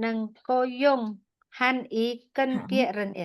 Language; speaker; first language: Chinese; non-native, learner; Indonesian